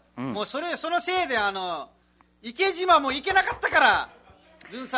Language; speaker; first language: Japanese; non-native, fluent; Nepali